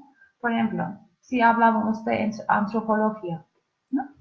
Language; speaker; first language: Spanish; non-native, learner; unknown